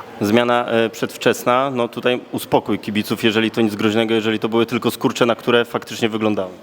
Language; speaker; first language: Polish; native; Polish